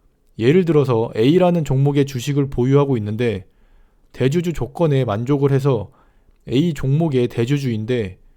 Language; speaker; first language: Korean; native; Korean